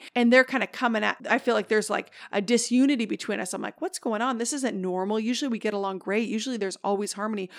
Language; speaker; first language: English; native; English